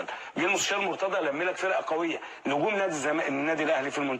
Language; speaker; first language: Arabic; native; Arabic